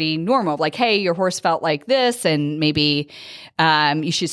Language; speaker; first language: English; native; English